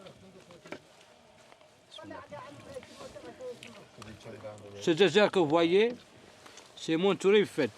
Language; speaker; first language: French; non-native, local second language; Arabic